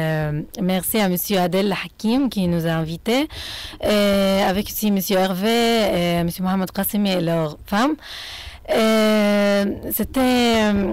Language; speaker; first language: French; non-native, fluent; Arabic